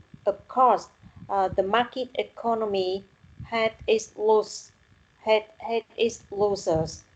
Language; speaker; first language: English; non-native, learner; Vietnamese